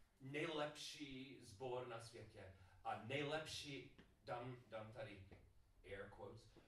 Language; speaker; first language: Czech; non-native, learner; English